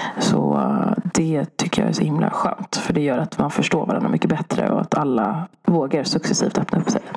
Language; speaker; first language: Swedish; early bilingual, other home language; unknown